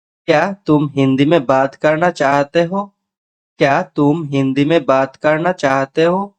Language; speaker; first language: Hindi; non-native, learner; Bangla